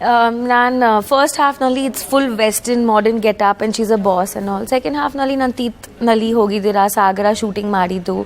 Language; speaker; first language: Kannada; non-native, learner; Punjabi